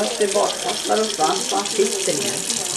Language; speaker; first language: Swedish; native; Swedish